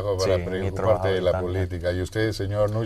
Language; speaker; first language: Spanish; native; Spanish